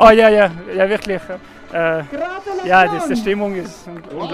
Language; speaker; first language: German; non-native, learner; French